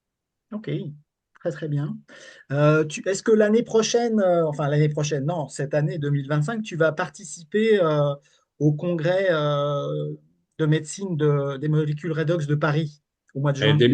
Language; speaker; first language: French; native; French